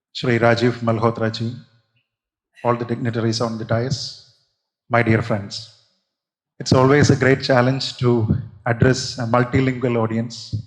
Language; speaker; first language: English; non-native, local second language; Malayalam